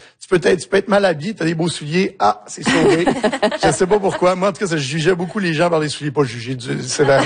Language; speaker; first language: French; native; French